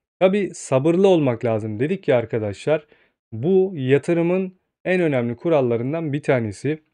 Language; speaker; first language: Turkish; native; Turkish